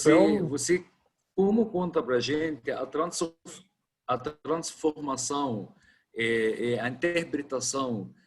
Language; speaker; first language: Portuguese; non-native, fluent; Arabic